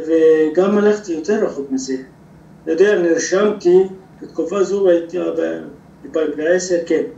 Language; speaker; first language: Hebrew; non-native, local second language; Arabic